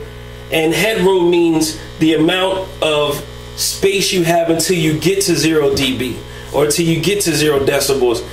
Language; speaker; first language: English; native; English